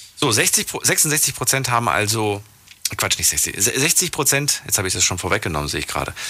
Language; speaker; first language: German; native; German